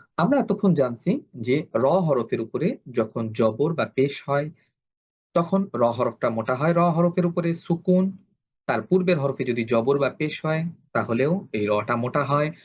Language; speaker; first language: Bangla; native; Bangla